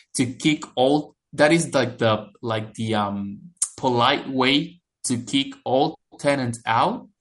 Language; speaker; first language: English; non-native, fluent; Spanish